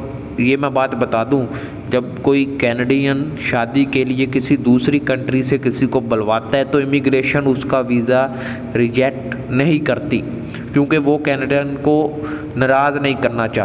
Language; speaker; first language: Hindi; non-native, local second language; Punjabi